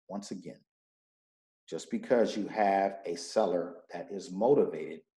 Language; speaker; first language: English; native; English